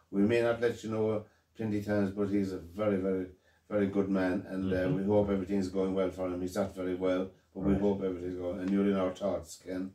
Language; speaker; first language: English; native; English